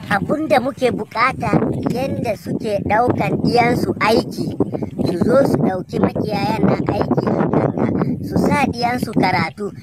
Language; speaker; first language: Hausa; non-native, local second language; Fula